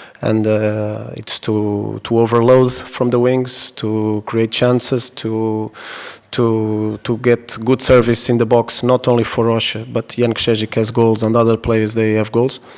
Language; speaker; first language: English; non-native, fluent; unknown